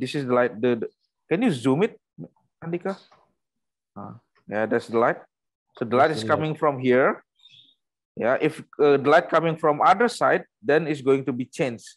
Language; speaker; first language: English; non-native, learner; Indonesian